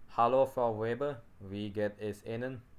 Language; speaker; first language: German; non-native, learner; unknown